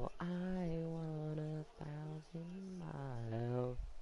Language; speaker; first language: English; native; English